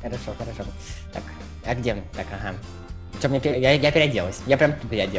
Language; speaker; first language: Russian; native; Russian